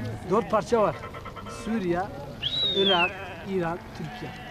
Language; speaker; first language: Turkish; non-native, local second language; Kurdish